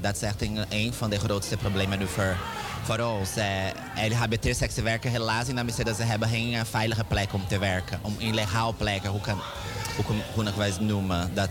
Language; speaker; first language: Dutch; non-native, learner; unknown